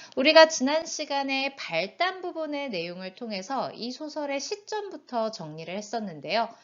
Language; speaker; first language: Korean; native; Korean